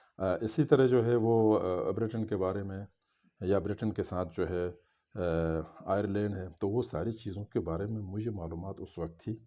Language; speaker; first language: Urdu; non-native, local second language; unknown